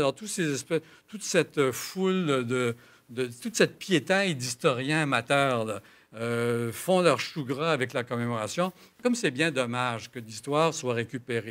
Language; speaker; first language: French; native; French